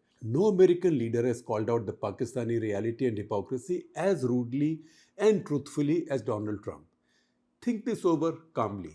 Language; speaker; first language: English; non-native, local second language; Hindi